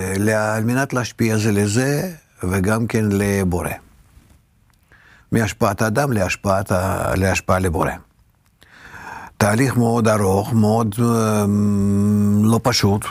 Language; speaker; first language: Hebrew; non-native, fluent; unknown